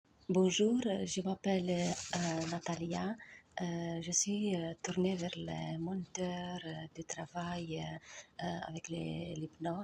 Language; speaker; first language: French; non-native, learner; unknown